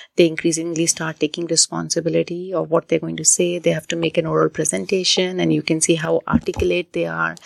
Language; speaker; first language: English; non-native, local second language; Hindi